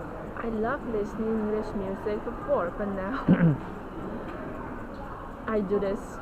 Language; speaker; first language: English; non-native, learner; Chinese